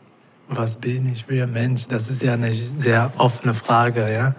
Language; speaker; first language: German; non-native, fluent; Portuguese